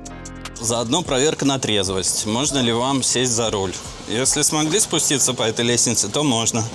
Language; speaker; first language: Russian; native; Russian